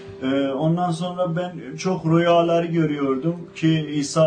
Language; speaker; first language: Turkish; non-native, fluent; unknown